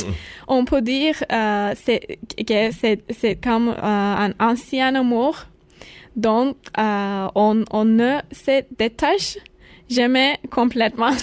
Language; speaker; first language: French; non-native, learner; Turkish